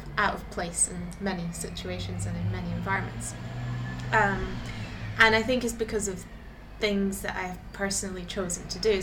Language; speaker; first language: English; native; English